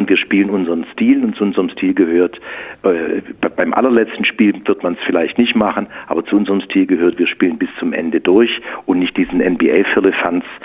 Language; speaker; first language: German; native; German